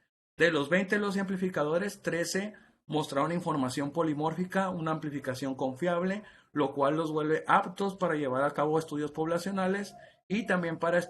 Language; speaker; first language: Spanish; native; Spanish